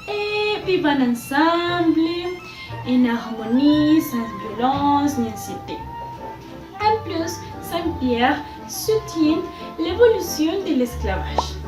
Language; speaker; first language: French; non-native, learner; Spanish